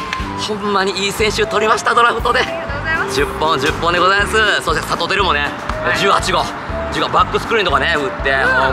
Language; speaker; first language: Japanese; native; Japanese